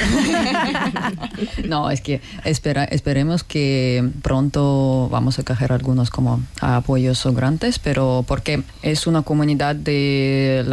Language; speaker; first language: Spanish; non-native, learner; Russian